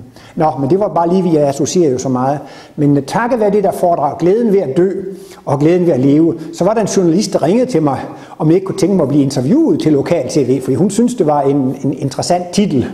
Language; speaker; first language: Danish; native; Danish